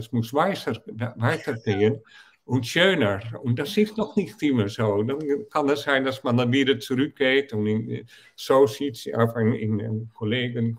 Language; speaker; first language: German; non-native, fluent; Dutch